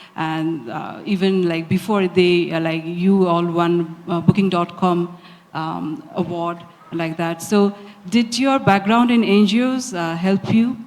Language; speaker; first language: English; non-native, local second language; Nepali